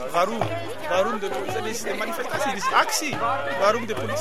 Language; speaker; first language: Dutch; non-native, learner; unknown